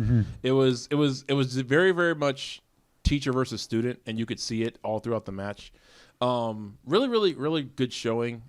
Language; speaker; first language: English; native; English